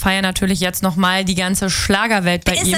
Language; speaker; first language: German; native; German